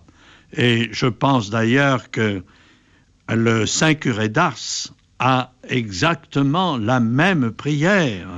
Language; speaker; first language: French; native; French